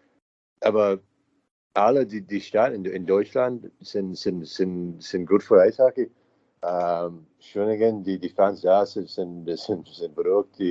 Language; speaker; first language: German; non-native, learner; English